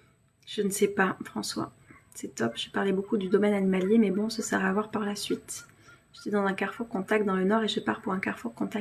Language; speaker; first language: French; native; French